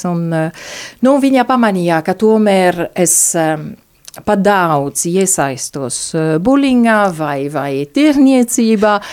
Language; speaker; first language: Latvian; non-native, fluent; French